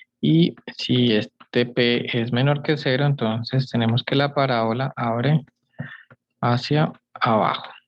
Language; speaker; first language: Spanish; native; Spanish